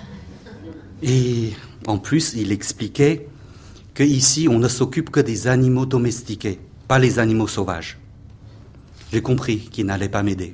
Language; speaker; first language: French; non-native, fluent; Chinese